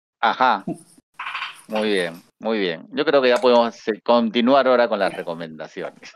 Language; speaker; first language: Spanish; native; Spanish